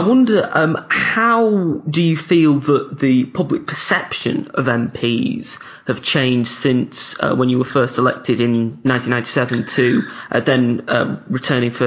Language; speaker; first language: English; native; English